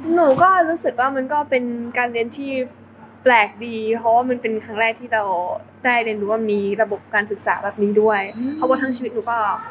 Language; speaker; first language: Thai; early bilingual, heritage; German